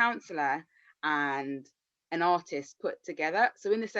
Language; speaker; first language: English; native; English